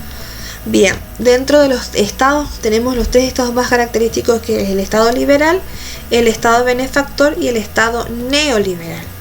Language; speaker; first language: Spanish; native; Spanish